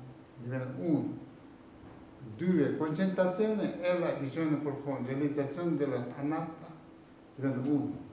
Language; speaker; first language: Italian; non-native, learner; Tibetan